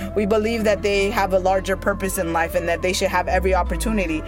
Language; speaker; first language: English; early bilingual, other home language; Spanish